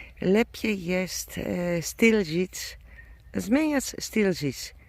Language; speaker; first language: Polish; non-native, learner; German